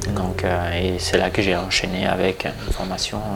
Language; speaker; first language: French; non-native, fluent; Dutch